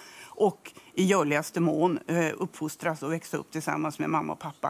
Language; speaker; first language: Swedish; native; Swedish